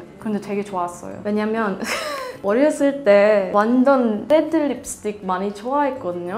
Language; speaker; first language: Korean; non-native, learner; Swedish